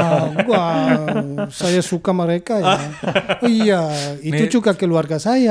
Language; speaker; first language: Indonesian; non-native, learner; German